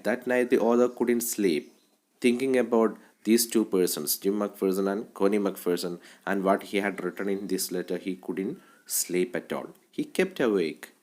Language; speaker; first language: English; non-native, local second language; Malayalam